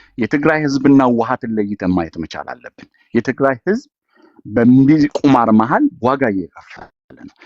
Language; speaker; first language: Amharic; non-native, local second language; Oromo